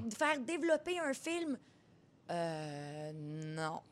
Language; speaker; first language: French; native; French